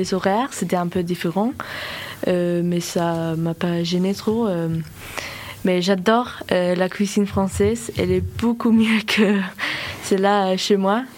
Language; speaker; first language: French; non-native, fluent; Faroese